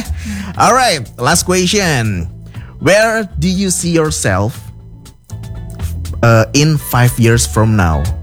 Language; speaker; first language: English; non-native, fluent; Indonesian